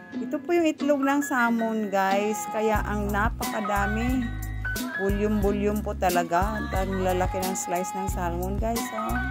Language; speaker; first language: Filipino; non-native, local second language; Cebuano